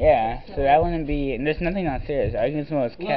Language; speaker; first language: English; native; English